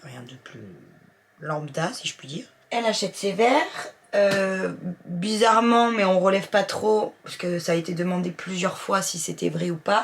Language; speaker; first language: French; native; French